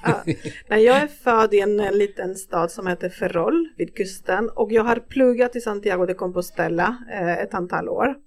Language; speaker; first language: Swedish; non-native, fluent; Spanish